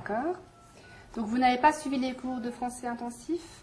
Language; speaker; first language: French; native; French